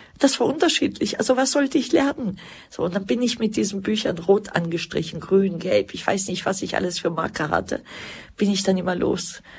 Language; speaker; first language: German; early bilingual, other home language; Croatian